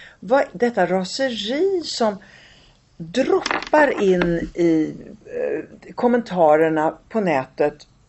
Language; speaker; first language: Swedish; early bilingual, other home language; Italian